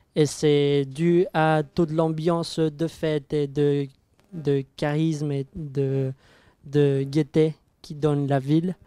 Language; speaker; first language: French; non-native, fluent; Spanish